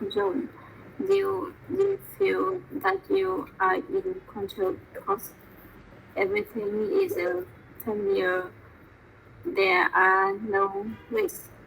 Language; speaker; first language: English; non-native, learner; Vietnamese